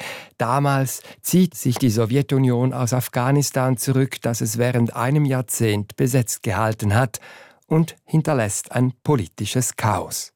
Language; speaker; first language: German; native; German